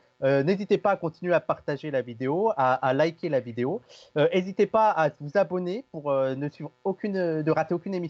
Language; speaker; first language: French; native; French